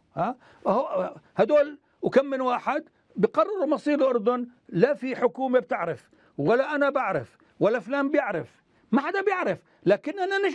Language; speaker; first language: Arabic; native; Arabic